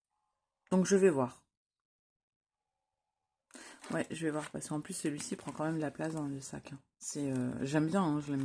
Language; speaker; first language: French; native; French